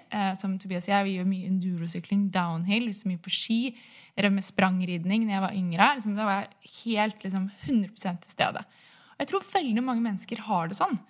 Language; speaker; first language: Norwegian; native; Norwegian